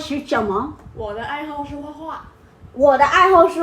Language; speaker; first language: Chinese; non-native, learner; Korean